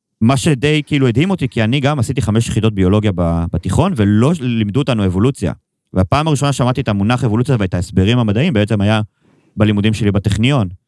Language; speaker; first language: Hebrew; native; Hebrew